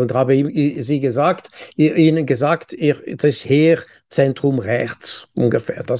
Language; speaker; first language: German; non-native, local second language; French